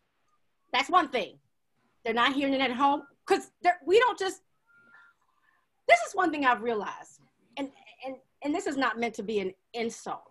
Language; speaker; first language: English; native; English